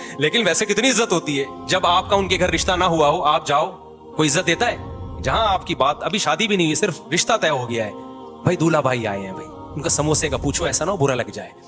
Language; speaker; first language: Urdu; native; Urdu